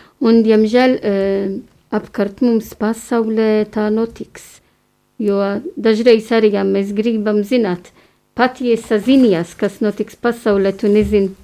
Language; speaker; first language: Latvian; non-native, fluent; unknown